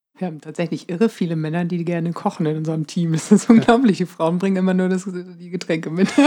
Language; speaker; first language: German; native; German